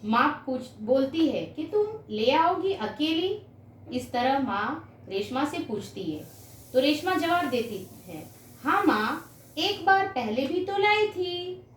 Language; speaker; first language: Hindi; non-native, local second language; Gujarati